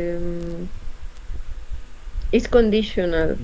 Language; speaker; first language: English; non-native, learner; Spanish